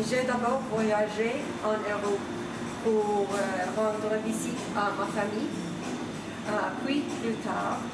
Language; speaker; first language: French; non-native, fluent; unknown